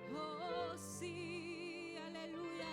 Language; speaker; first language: Spanish; native; Spanish